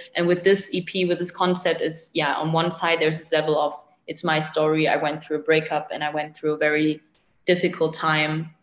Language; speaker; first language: English; non-native, fluent; German